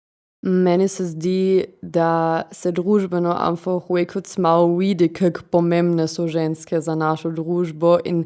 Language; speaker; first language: Slovenian; non-native, local second language; German